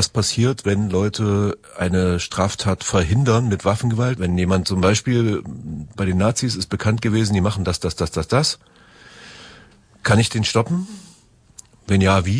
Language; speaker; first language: German; native; German